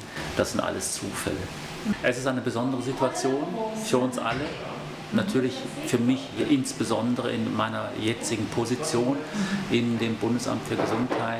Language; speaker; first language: German; early bilingual, other home language; Korean